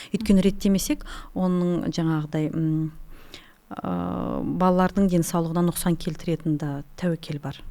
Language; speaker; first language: Kazakh; non-native, local second language; Russian